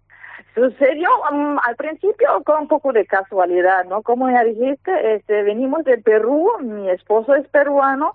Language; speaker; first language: Spanish; non-native, fluent; German